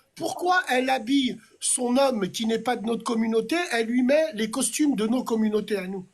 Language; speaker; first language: French; native; French